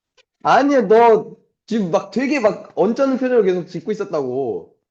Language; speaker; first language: Korean; native; Korean